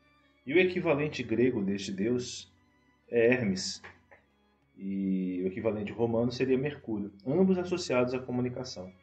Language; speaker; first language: Portuguese; native; Portuguese